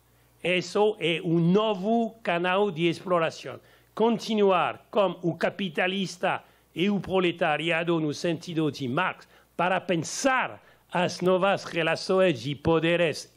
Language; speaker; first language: Portuguese; non-native, learner; French